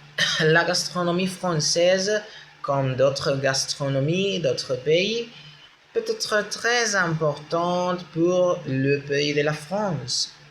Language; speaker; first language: French; non-native, learner; Spanish